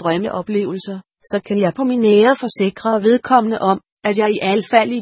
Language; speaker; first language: Danish; native; Danish